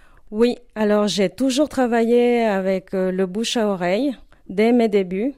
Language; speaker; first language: French; non-native, fluent; Spanish